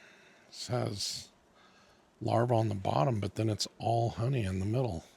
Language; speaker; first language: English; native; English